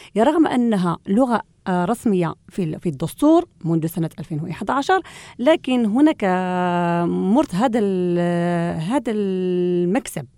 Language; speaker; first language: Arabic; non-native, local second language; Central Atlas Tamazight